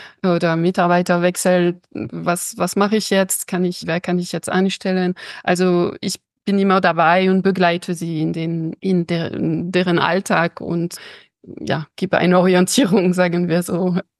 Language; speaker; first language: German; non-native, fluent; French